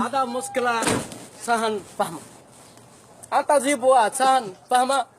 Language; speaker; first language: Arabic; non-native, learner; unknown